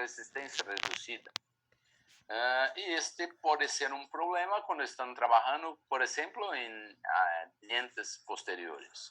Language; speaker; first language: Spanish; non-native, fluent; Portuguese